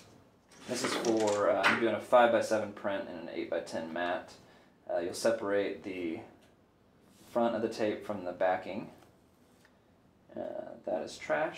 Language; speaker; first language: English; native; English